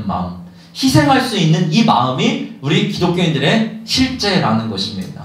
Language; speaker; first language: Korean; native; Korean